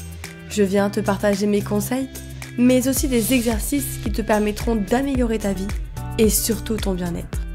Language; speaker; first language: French; native; French